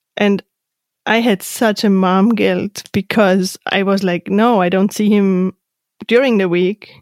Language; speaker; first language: English; non-native, fluent; German